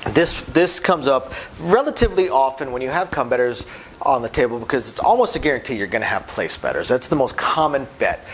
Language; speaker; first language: English; native; English